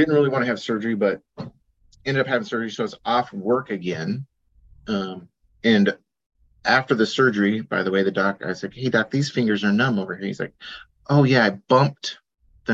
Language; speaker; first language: English; native; English